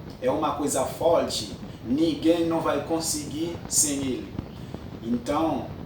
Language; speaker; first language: Portuguese; non-native, fluent; French